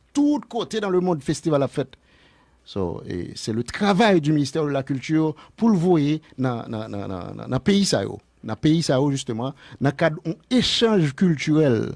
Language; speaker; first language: French; non-native, local second language; Haitian Creole